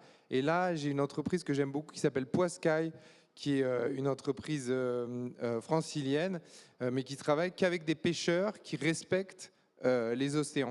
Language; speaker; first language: French; native; French